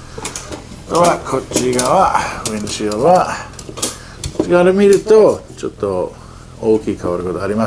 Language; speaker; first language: Japanese; non-native, fluent; English